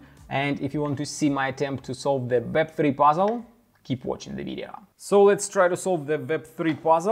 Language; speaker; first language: English; non-native, fluent; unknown